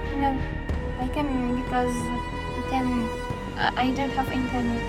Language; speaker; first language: English; non-native, learner; Hazaragi